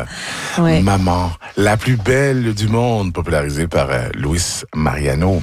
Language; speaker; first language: French; native; French